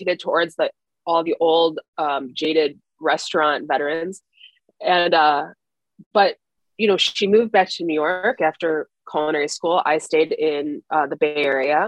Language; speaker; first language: English; native; English